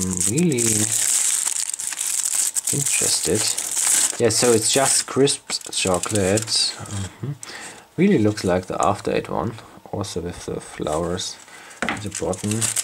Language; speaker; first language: English; non-native, fluent; German